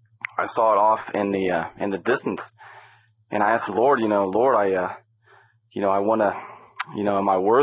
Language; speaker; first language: English; native; English